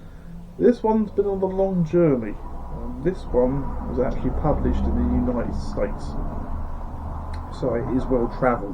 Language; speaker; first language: English; native; English